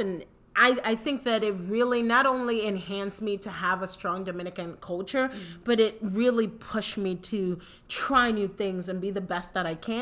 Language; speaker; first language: English; early bilingual, other home language; Spanish